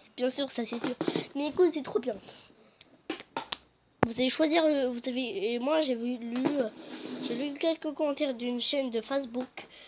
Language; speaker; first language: French; native; French